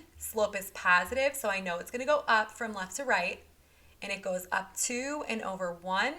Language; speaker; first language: English; native; English